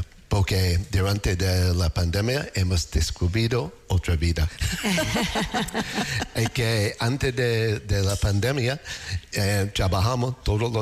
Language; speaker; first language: Spanish; non-native, learner; English